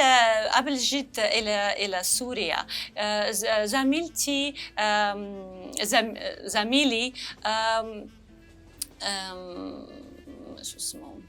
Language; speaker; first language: Arabic; non-native, learner; Russian